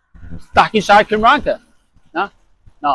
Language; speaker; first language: Welsh; non-native, learner; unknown